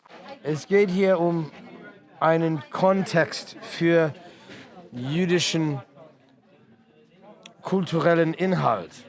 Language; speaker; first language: German; non-native, fluent; English